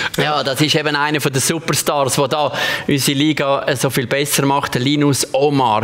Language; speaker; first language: German; native; German